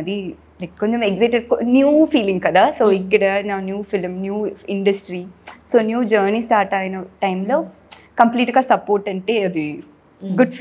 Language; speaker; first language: Telugu; non-native, learner; Tamil